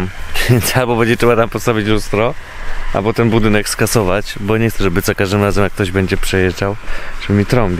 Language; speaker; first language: Polish; native; Polish